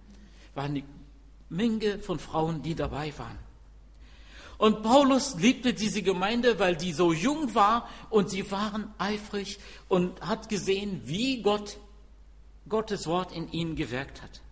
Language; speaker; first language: German; non-native, fluent; Arabic